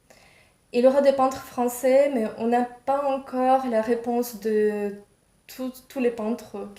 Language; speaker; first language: French; non-native, fluent; Ukrainian